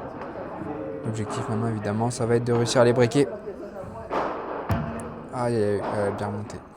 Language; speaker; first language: French; native; French